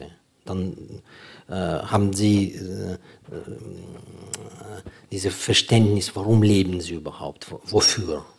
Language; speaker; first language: German; non-native, fluent; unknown